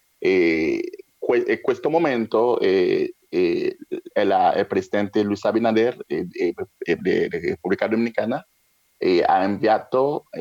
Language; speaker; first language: Italian; non-native, learner; French